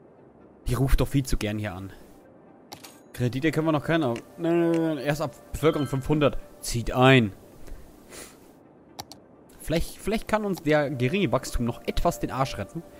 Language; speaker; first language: German; native; German